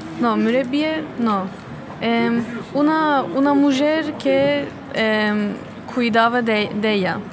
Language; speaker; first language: Spanish; non-native, fluent; Turkish